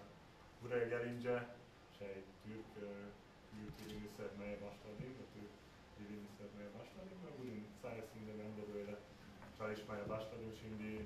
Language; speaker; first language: Turkish; non-native, fluent; Hungarian